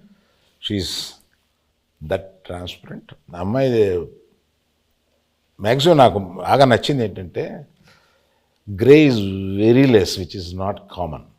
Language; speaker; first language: Telugu; native; Telugu